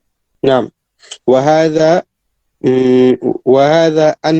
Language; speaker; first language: Arabic; non-native, learner; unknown